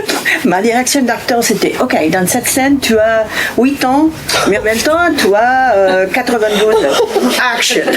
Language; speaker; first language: French; non-native, fluent; Spanish